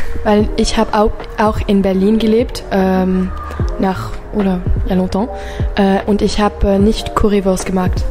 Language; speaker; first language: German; non-native, learner; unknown